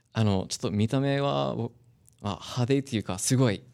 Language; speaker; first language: Japanese; non-native, fluent; English